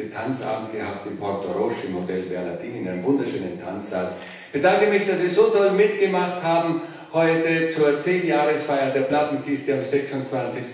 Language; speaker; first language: German; native; German